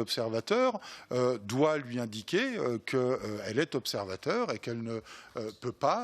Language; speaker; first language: French; native; French